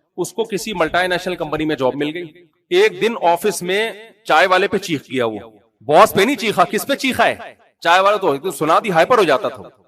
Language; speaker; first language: Urdu; native; Urdu